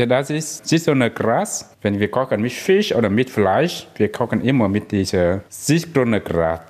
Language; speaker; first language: German; non-native, learner; Vietnamese